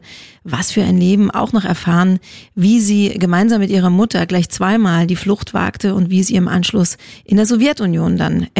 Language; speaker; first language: German; native; German